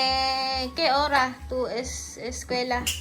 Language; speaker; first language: Spanish; non-native, learner; Filipino